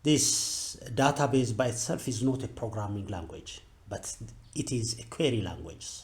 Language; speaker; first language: English; non-native, local second language; Amharic